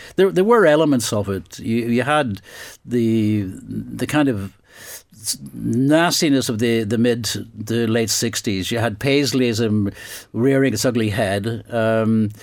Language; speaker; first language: English; native; English